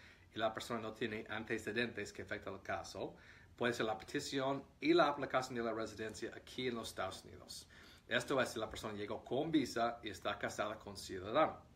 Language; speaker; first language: Spanish; non-native, fluent; English